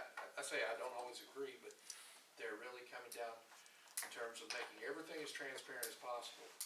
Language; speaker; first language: English; native; English